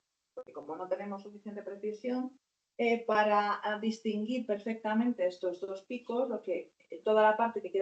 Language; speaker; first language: Spanish; native; Spanish